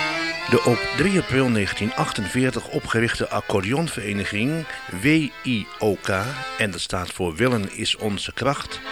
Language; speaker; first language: Dutch; native; Dutch